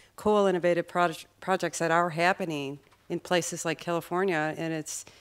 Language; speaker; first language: English; native; English